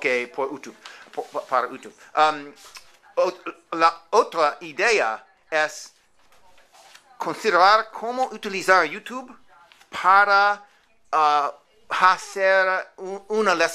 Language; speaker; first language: Spanish; non-native, learner; English